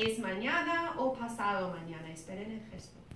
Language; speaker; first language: Spanish; non-native, fluent; English